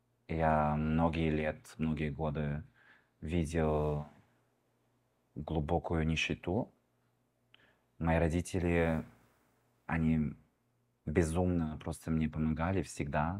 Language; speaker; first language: Russian; early bilingual, heritage; Russian